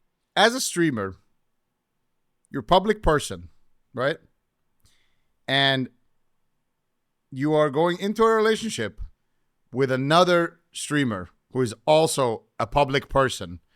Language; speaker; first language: English; native; English